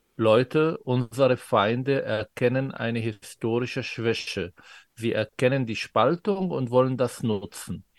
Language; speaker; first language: German; non-native, fluent; Arabic